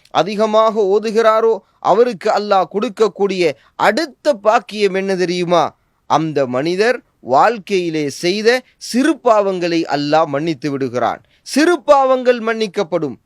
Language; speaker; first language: Tamil; native; Tamil